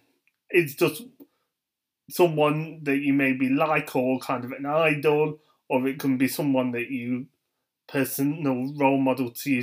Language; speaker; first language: English; native; English